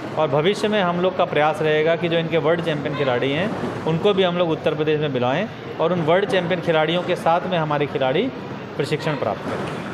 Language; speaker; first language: Hindi; native; Hindi